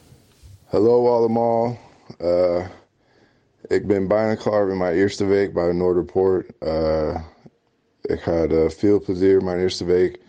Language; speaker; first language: Dutch; non-native, learner; English